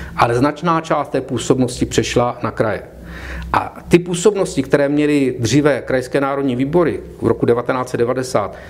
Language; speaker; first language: Czech; native; Czech